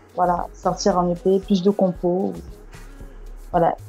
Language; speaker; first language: French; native; French